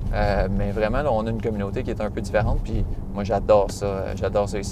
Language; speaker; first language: French; native; French